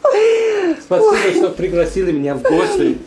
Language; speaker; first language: Russian; non-native, fluent; English